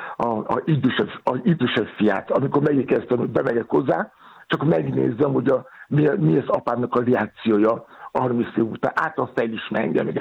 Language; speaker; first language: Hungarian; non-native, learner; Yoruba